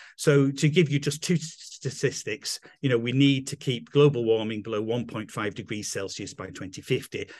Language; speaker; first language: English; native; English